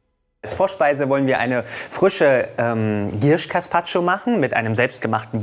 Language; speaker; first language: German; native; German